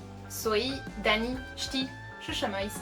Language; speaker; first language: Chinese; non-native, fluent; French